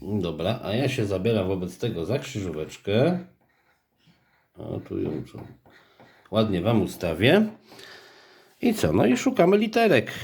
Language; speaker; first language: Polish; native; Polish